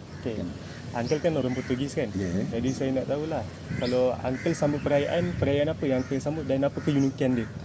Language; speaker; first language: Malay; native; Malay